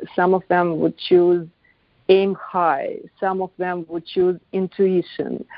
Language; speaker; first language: English; non-native, fluent; Russian